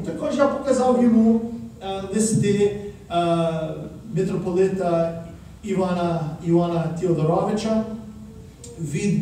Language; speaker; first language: Ukrainian; early bilingual, heritage; Ukrainian